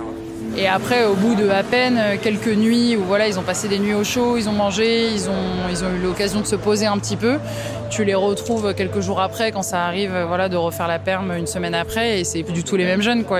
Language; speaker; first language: French; native; French